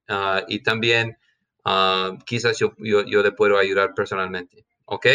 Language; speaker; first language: Spanish; non-native, fluent; English